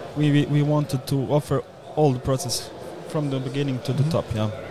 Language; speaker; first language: English; non-native, fluent; Bosnian